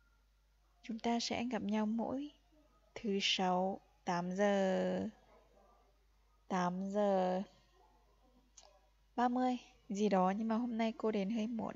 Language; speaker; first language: Vietnamese; non-native, fluent; Lao